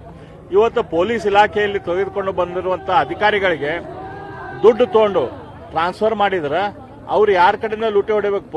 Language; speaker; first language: Kannada; native; Kannada